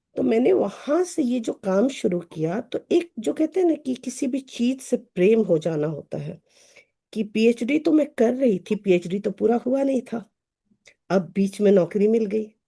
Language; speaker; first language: Hindi; native; Hindi